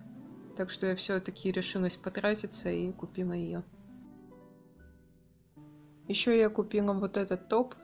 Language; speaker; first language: Russian; native; Russian